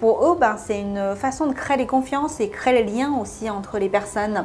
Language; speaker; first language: French; non-native, fluent; Chinese